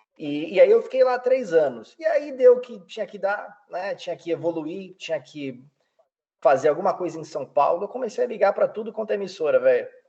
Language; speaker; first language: Portuguese; early bilingual, heritage; Portuguese